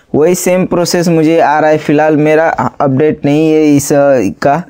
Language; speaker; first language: Hindi; native; Hindi